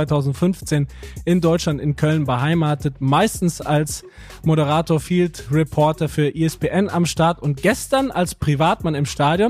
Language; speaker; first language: German; native; German